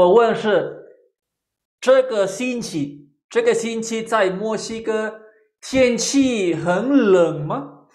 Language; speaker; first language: Chinese; non-native, fluent; Spanish